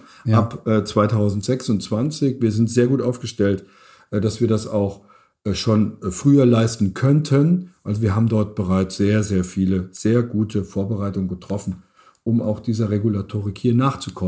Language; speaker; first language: German; native; German